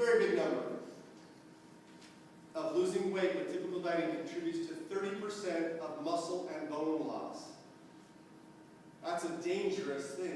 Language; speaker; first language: English; native; English